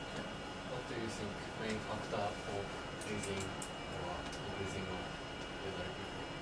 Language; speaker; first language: English; non-native, learner; Japanese